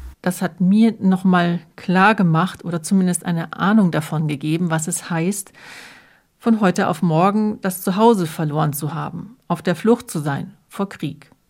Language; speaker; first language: German; native; German